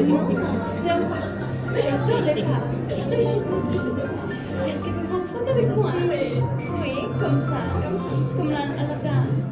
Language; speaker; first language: French; non-native, learner; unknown